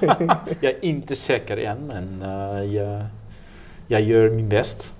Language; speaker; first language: Swedish; non-native, learner; English